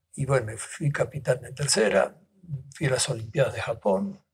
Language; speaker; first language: Spanish; native; Spanish